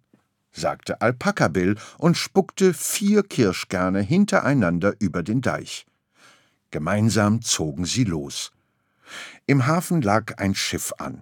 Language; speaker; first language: German; native; German